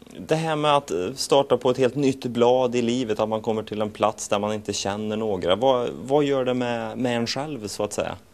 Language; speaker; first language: Swedish; native; Swedish